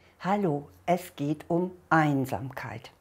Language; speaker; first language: German; native; German